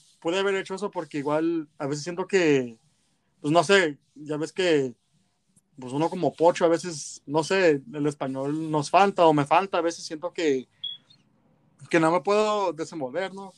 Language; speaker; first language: Spanish; early bilingual, heritage; Spanish